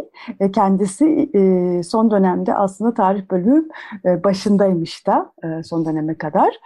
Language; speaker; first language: Turkish; native; Turkish